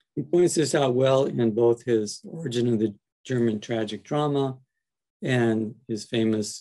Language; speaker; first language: English; native; English